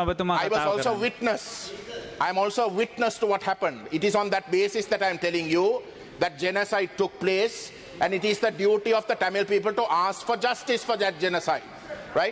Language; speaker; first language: English; non-native, local second language; Tamil